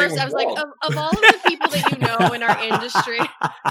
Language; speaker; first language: English; native; English